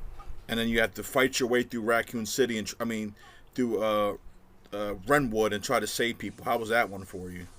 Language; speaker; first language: English; native; English